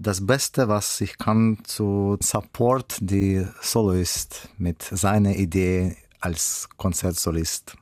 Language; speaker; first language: German; non-native, learner; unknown